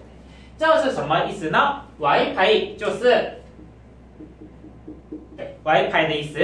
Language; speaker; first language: Chinese; non-native, fluent; Korean